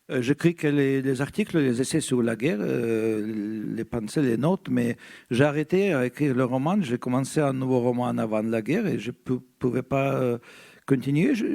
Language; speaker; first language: French; non-native, fluent; Russian